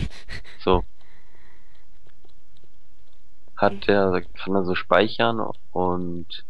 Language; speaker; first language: German; native; German